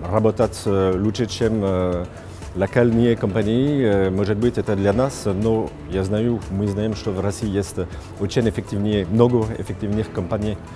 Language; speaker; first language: Russian; non-native, fluent; French